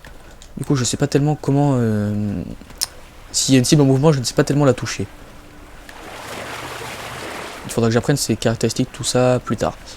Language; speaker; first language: French; native; French